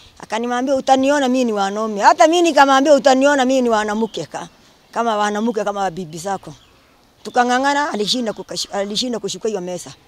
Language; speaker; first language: Swahili; non-native, local second language; Kikuyu